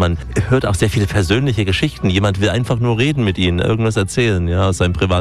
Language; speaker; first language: German; native; German